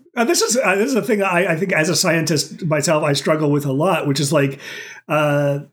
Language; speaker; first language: English; native; English